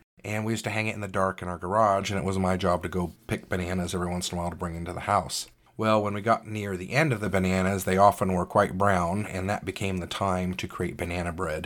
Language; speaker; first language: English; native; English